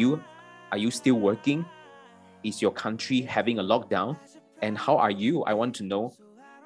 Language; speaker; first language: English; non-native, local second language; Chinese